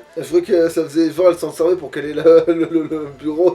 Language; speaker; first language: French; native; French